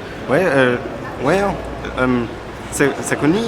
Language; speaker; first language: French; non-native, learner; German